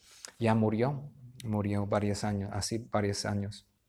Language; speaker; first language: Spanish; non-native, fluent; English